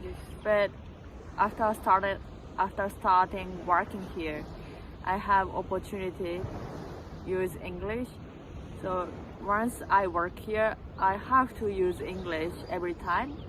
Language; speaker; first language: English; non-native, learner; Japanese